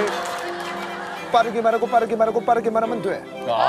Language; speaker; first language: Korean; native; Korean